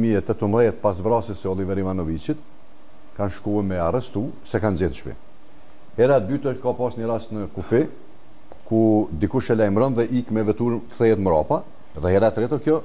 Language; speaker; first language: Albanian; native; Albanian